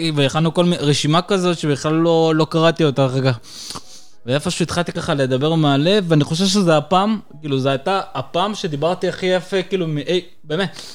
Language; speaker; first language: Hebrew; early bilingual, other home language; Russian